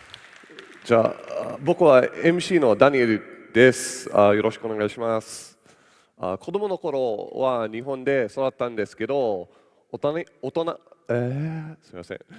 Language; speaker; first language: Japanese; non-native, local second language; English